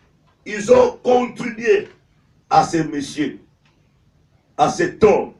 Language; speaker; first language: French; non-native, local second language; Lingala